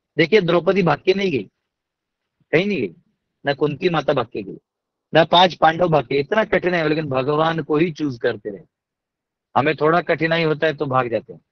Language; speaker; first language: Hindi; non-native, local second language; Marathi